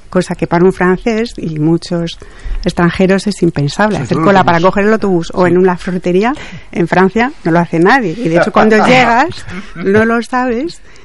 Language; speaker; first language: Spanish; non-native, fluent; French